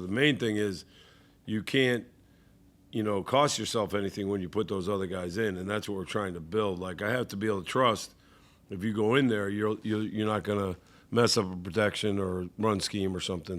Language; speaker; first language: English; native; English